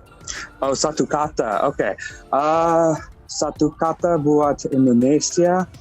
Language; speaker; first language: Indonesian; non-native, fluent; English